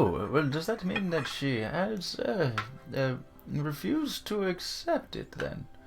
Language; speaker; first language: English; native; English